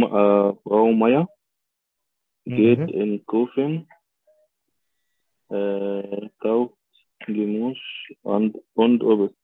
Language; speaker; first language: German; non-native, learner; Arabic